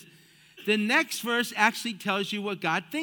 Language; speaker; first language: English; native; English